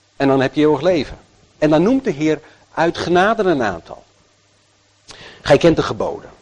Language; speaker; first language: Dutch; native; Dutch